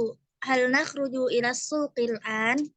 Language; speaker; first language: Arabic; non-native, learner; Indonesian